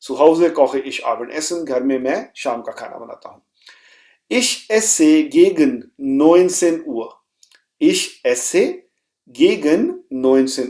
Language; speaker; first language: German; non-native, fluent; Hindi